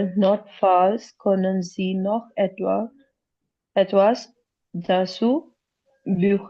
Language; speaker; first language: German; non-native, learner; Hindi